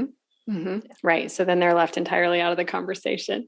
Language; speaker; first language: English; native; English